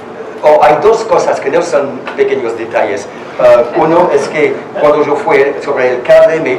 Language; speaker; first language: Spanish; non-native, learner; French